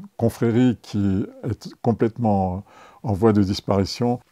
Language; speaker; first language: French; native; French